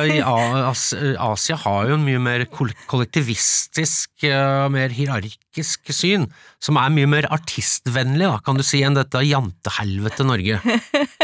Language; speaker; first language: Norwegian; early bilingual, other home language; English